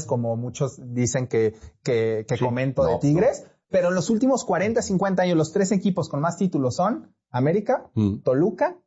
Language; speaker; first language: Spanish; native; Spanish